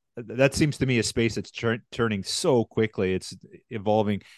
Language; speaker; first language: English; native; English